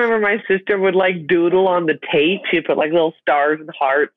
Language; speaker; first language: English; native; English